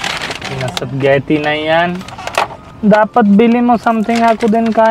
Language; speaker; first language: Filipino; non-native, learner; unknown